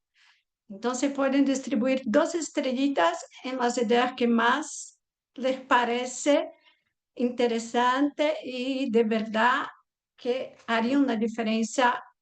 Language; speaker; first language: Spanish; non-native, fluent; Portuguese